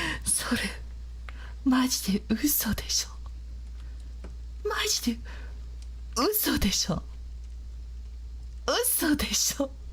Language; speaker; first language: Japanese; non-native, learner; English